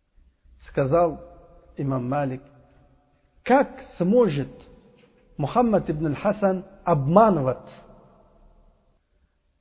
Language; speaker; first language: Russian; non-native, local second language; Uzbek